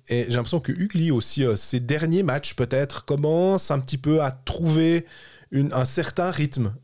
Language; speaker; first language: French; native; French